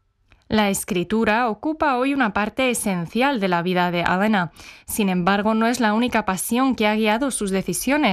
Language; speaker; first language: Spanish; non-native, fluent; Czech